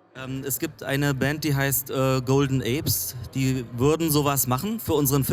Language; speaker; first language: German; native; German